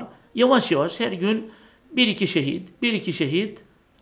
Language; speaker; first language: Turkish; non-native, fluent; Arabic